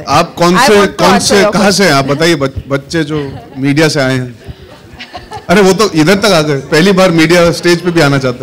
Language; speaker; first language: Hindi; native; Hindi